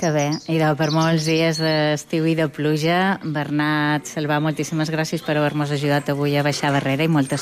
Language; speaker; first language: Catalan; native; Catalan